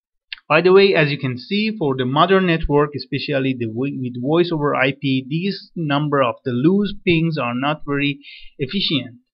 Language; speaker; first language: English; non-native, fluent; Persian